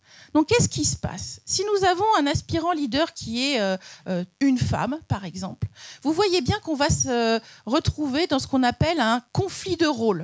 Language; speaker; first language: French; native; French